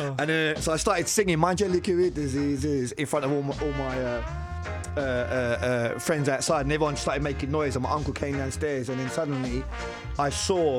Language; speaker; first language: English; native; English